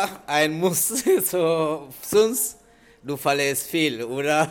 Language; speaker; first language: German; non-native, learner; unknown